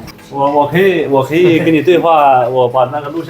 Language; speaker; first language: Chinese; native; Chinese